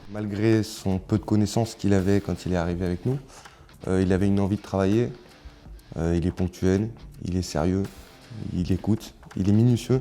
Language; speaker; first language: French; native; French